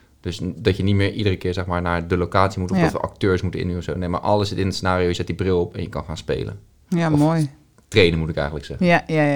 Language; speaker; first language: Dutch; native; Dutch